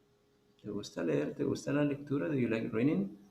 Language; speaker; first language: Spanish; native; Spanish